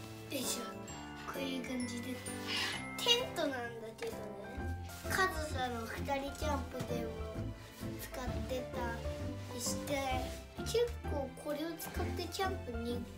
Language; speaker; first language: Japanese; native; Japanese